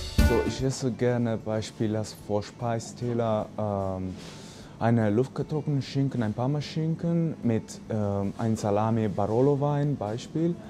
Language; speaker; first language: German; non-native, learner; Italian